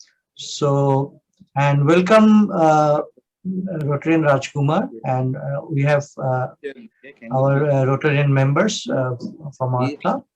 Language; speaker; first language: English; non-native, local second language; Bangla